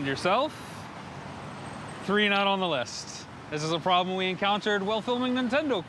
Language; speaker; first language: English; native; English